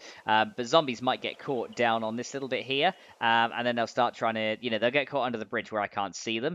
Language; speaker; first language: English; native; English